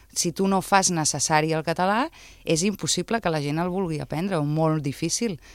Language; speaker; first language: Catalan; native; Catalan